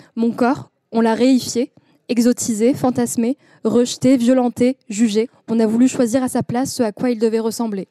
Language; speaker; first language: French; early bilingual, other home language; Arabic